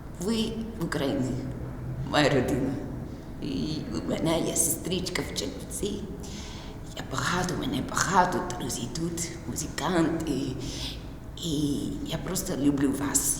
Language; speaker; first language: Ukrainian; early bilingual, heritage; English